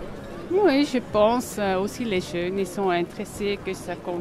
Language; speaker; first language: French; non-native, local second language; German